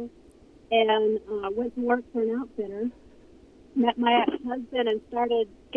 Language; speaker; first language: English; native; English